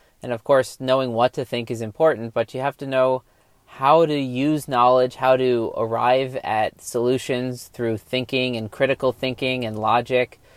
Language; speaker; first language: English; native; English